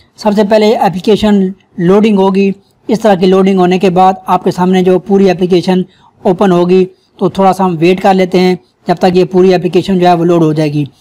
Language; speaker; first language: Urdu; non-native, local second language; Punjabi